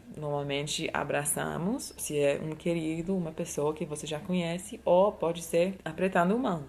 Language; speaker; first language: Portuguese; non-native, fluent; English